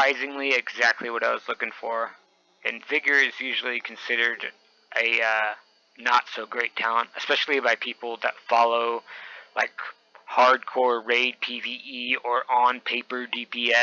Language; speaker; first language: English; native; English